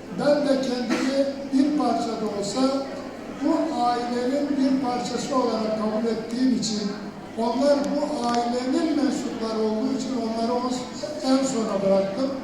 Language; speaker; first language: Turkish; native; Turkish